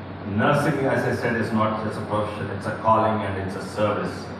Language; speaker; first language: English; non-native, local second language; Telugu